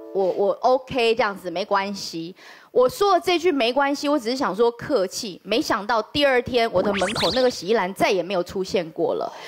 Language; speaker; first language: Chinese; native; Chinese